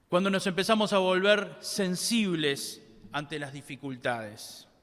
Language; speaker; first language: Spanish; native; Spanish